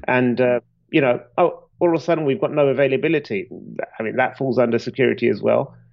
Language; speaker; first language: English; native; English